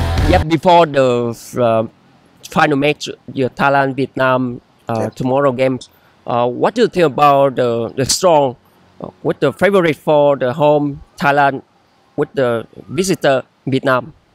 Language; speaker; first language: English; non-native, learner; Vietnamese